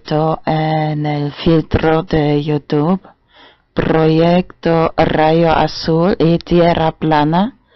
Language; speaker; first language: Spanish; non-native, fluent; German